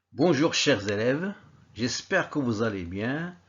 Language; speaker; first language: French; non-native, local second language; Arabic